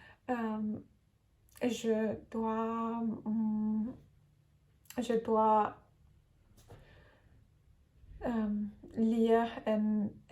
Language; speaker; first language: French; non-native, learner; Turkish